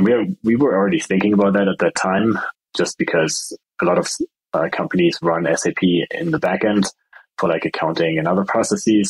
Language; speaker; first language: English; non-native, fluent; German